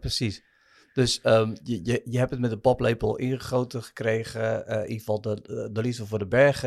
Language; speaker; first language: Dutch; native; Dutch